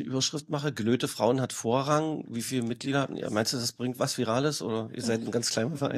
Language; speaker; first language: German; native; German